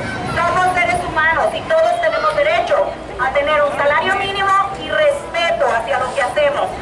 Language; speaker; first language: Spanish; native; Spanish